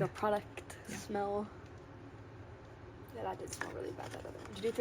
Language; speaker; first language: English; native; English